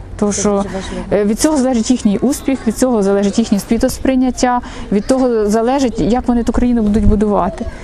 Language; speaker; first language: Ukrainian; native; Ukrainian